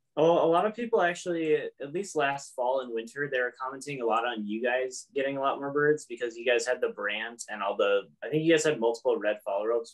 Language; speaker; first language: English; native; English